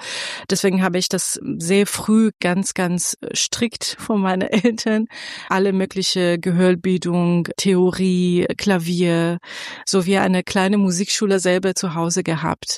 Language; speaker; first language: German; non-native, fluent; Persian